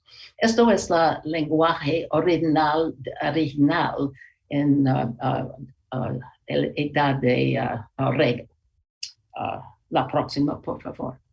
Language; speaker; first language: Spanish; non-native, learner; English